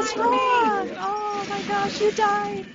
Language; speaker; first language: English; native; English